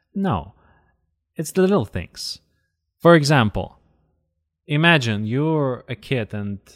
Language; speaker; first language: English; non-native, fluent; Russian